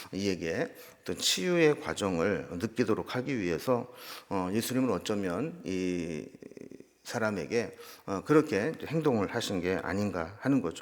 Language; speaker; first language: Korean; native; Korean